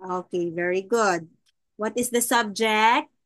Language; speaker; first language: English; non-native, local second language; Filipino